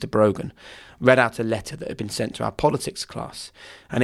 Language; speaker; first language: English; native; English